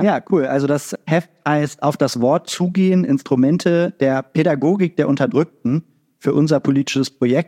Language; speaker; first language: German; native; German